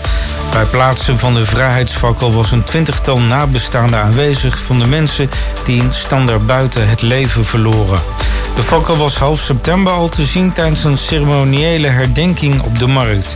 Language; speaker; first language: Dutch; native; Dutch